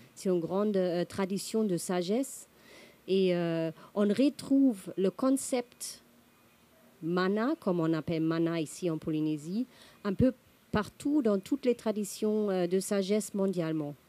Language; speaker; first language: French; non-native, fluent; German